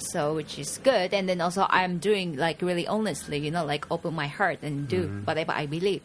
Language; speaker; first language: English; non-native, fluent; Japanese